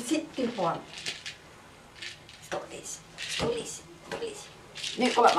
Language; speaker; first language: Swedish; native; Swedish